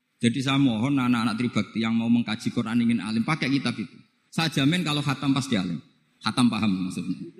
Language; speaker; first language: Indonesian; non-native, local second language; Javanese